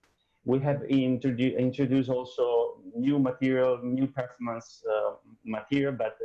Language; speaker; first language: English; non-native, fluent; Italian